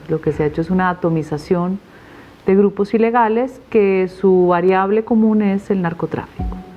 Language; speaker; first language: Spanish; native; Spanish